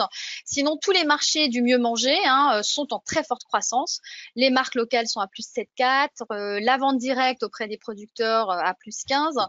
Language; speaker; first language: French; native; French